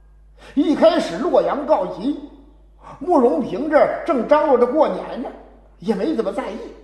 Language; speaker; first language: Chinese; native; Chinese